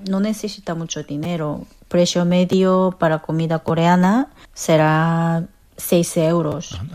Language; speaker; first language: Spanish; non-native, fluent; Korean